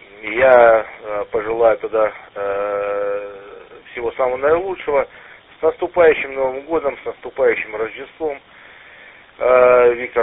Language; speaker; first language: Russian; native; Russian